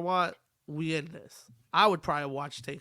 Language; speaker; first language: English; native; English